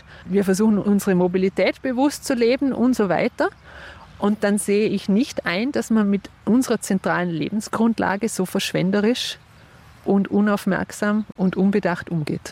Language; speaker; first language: German; native; German